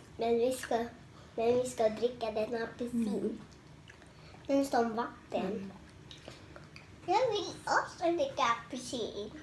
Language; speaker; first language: Swedish; early bilingual, other home language; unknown